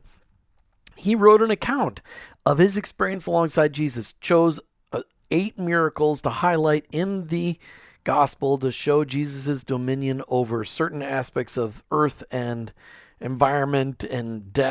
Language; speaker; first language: English; native; English